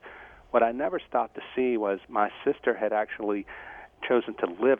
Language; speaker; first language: English; native; English